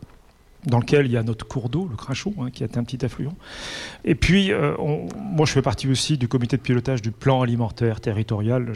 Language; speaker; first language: French; native; French